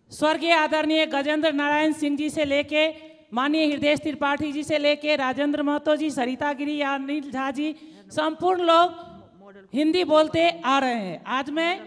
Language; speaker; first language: Hindi; non-native, local second language; Maithili